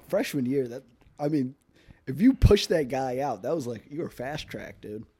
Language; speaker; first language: English; native; English